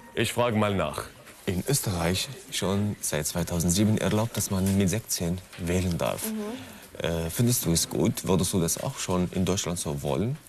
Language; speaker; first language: German; non-native, fluent; Arabic